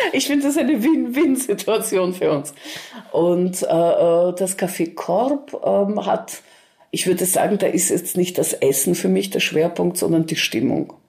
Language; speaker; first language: German; early bilingual, other home language; Russian